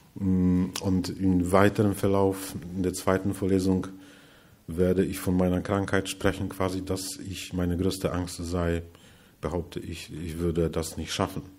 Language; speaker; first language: German; non-native, fluent; Polish